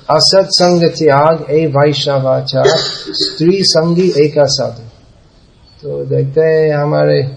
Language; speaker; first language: Hindi; non-native, fluent; English